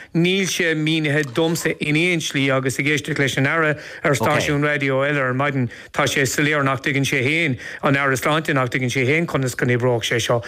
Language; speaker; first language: Irish; non-native, local second language; English